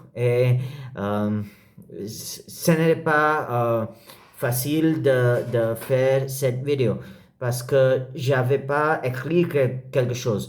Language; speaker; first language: French; non-native, learner; English